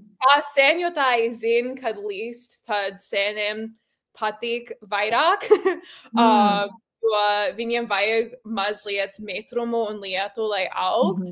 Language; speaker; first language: Latvian; early bilingual, heritage; Latvian